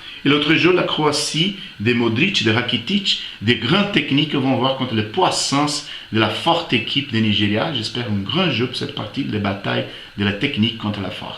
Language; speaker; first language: French; non-native, fluent; Portuguese